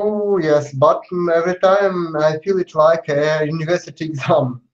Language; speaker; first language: English; non-native, learner; Russian